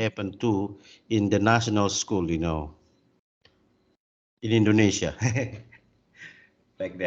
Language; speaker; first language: English; non-native, learner; Indonesian